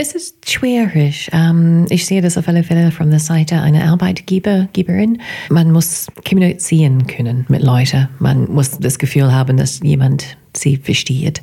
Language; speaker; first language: German; non-native, fluent; English